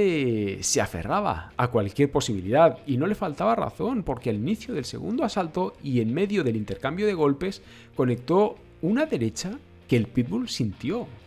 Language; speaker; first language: Spanish; native; Spanish